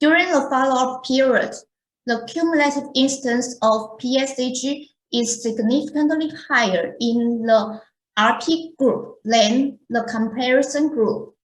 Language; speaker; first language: English; non-native, fluent; Chinese